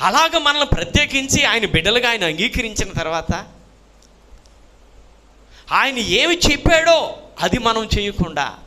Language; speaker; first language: Telugu; native; Telugu